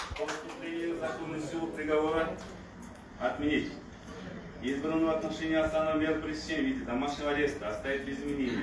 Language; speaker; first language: Russian; non-native, local second language; Kyrgyz